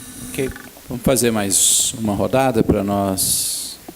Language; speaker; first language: Portuguese; native; Portuguese